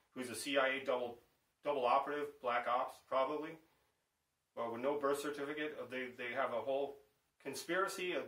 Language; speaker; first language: English; native; English